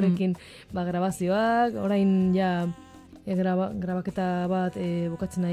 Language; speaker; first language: Basque; non-native, local second language; Spanish